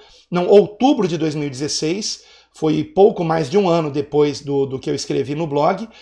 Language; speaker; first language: Portuguese; native; Portuguese